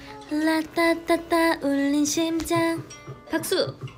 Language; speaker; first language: Korean; native; Korean